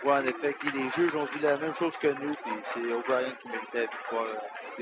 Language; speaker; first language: French; native; French